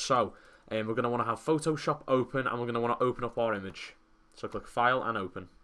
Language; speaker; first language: English; native; English